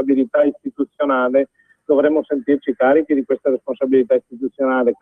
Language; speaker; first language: Italian; native; Italian